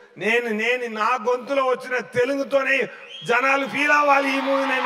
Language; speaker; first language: Telugu; non-native, fluent; Tamil